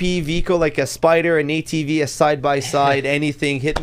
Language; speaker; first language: English; non-native, fluent; French